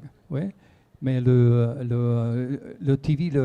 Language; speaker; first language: French; non-native, fluent; Spanish